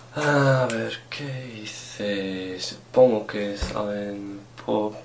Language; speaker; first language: Spanish; non-native, learner; English